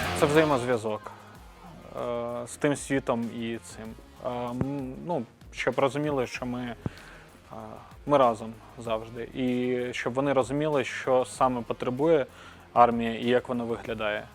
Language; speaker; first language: Ukrainian; native; Ukrainian